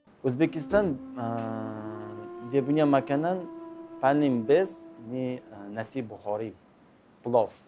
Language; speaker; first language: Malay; non-native, learner; Uzbek